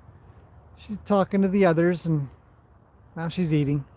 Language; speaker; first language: English; native; English